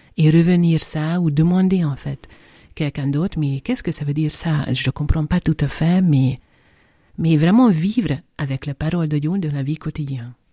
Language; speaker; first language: French; non-native, fluent; Hungarian